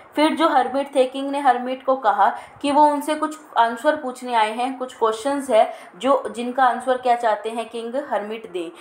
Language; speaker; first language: Hindi; native; Hindi